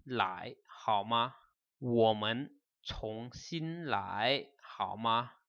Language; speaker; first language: Chinese; non-native, fluent; Lao